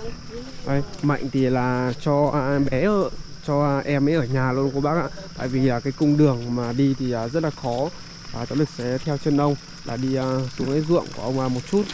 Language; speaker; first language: Vietnamese; native; Vietnamese